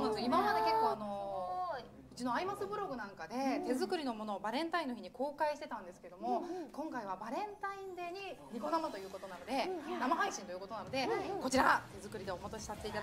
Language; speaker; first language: Japanese; native; Japanese